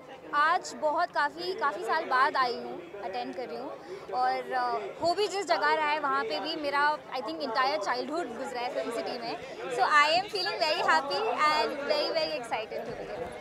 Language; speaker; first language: Hindi; native; Hindi